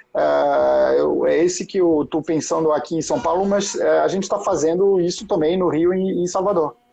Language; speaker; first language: Portuguese; non-native, fluent; French